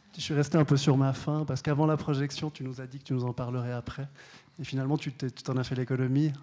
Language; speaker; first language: French; native; French